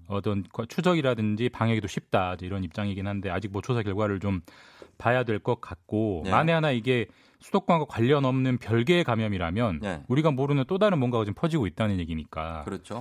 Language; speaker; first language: Korean; native; Korean